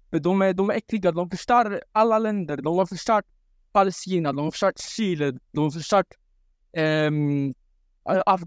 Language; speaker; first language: Swedish; non-native, local second language; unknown